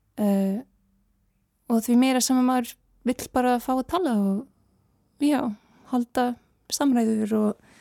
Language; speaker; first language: Icelandic; non-native, fluent; Serbian